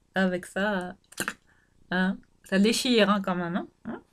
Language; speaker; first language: French; native; French